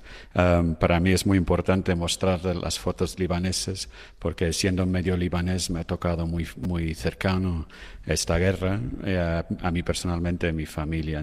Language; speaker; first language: Spanish; non-native, fluent; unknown